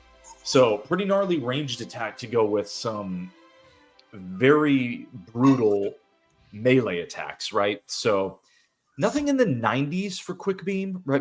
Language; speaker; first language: English; native; English